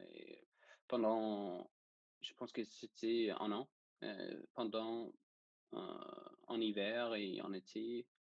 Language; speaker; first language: French; non-native, fluent; Danish